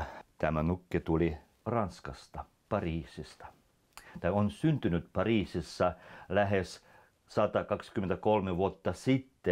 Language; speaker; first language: Finnish; non-native, local second language; Russian